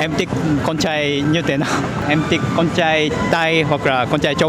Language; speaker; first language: Vietnamese; non-native, fluent; Japanese